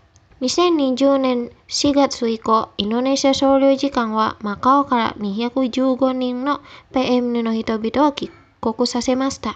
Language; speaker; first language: Japanese; non-native, fluent; Indonesian